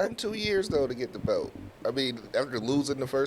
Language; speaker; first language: English; native; English